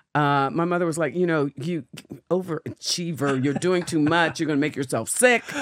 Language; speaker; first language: English; native; English